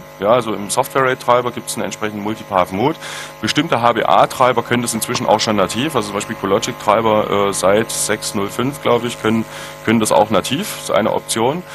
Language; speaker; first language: German; native; German